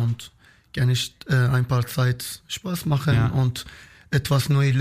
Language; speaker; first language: German; non-native, learner; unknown